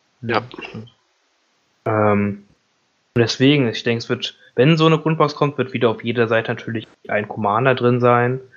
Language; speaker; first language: German; native; German